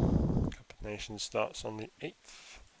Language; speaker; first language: English; native; English